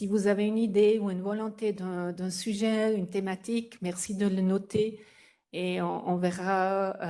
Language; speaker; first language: French; non-native, fluent; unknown